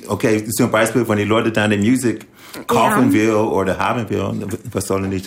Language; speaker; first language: German; non-native, learner; English